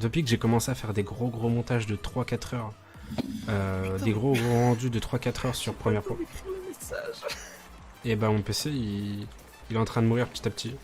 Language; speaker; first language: French; native; French